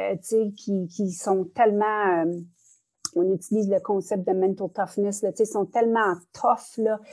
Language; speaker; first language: French; native; French